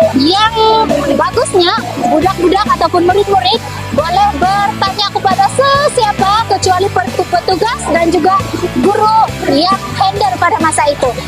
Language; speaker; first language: Malay; non-native, local second language; Central Dusun